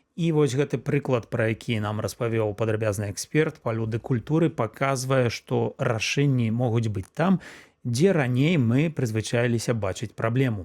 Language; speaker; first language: Belarusian; native; Belarusian